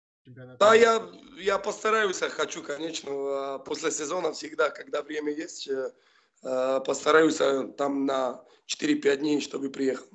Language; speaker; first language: Russian; non-native, fluent; Slovak